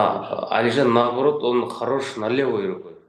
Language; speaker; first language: Russian; non-native, local second language; Kazakh